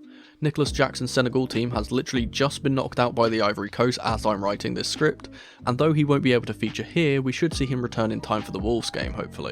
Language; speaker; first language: English; native; English